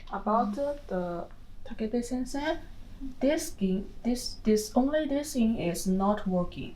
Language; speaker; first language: English; non-native, learner; Japanese